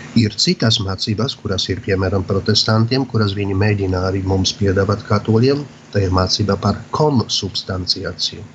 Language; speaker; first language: Latvian; non-native, fluent; Polish